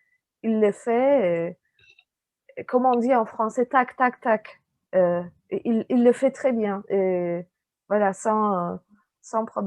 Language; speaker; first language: French; non-native, fluent; Turkish